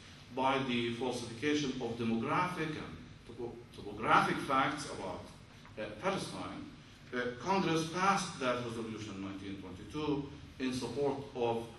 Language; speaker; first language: English; non-native, fluent; Arabic